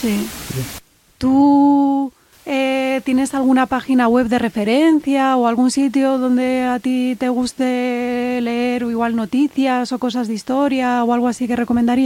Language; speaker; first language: Spanish; native; Spanish